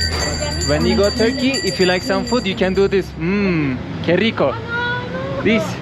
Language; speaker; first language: English; non-native, learner; Turkish